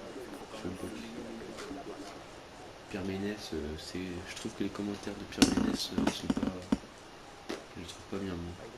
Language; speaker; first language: French; native; French